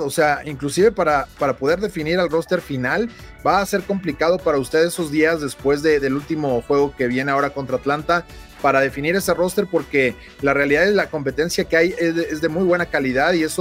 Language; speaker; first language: Spanish; native; Spanish